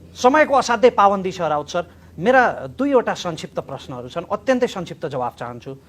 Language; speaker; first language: Nepali; native; Nepali